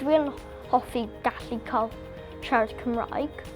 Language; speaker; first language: Welsh; non-native, learner; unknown